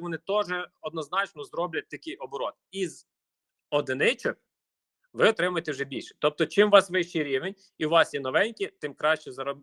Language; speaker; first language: Ukrainian; native; Ukrainian